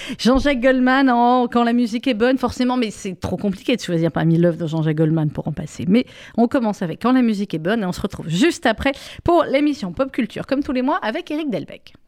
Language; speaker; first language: French; native; French